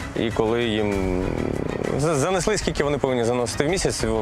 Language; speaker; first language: Ukrainian; native; Ukrainian